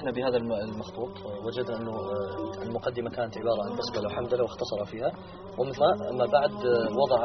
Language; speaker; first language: Arabic; native; Arabic